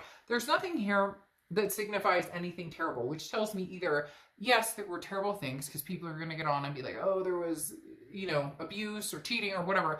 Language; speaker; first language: English; native; English